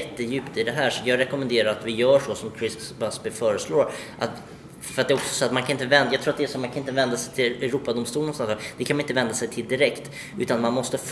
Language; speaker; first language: Swedish; native; Swedish